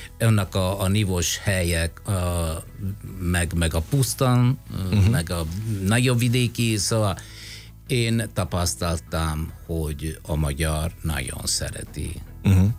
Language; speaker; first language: Hungarian; non-native, fluent; Italian